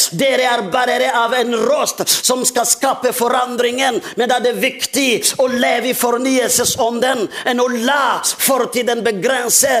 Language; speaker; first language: Norwegian; non-native, fluent; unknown